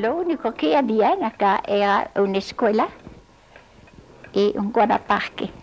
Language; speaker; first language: Spanish; non-native, fluent; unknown